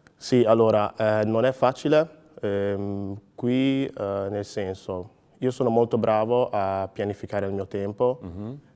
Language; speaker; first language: Italian; early bilingual, other home language; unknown